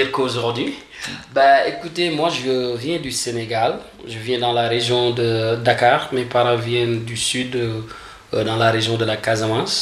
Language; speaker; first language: French; non-native, local second language; Wolof